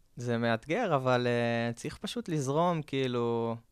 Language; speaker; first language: Hebrew; native; Hebrew